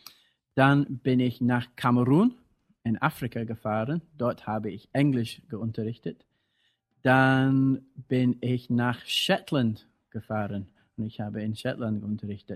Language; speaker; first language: German; non-native, fluent; English